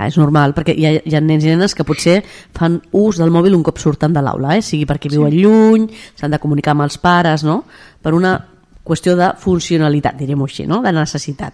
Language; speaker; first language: Catalan; native; Catalan